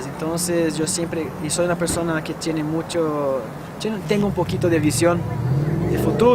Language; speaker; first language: Spanish; non-native, fluent; Portuguese